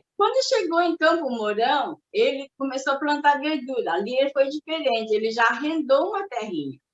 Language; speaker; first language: Portuguese; early bilingual, other home language; Japanese